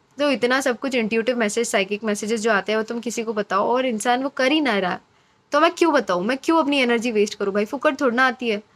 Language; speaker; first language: Hindi; non-native, local second language; Marathi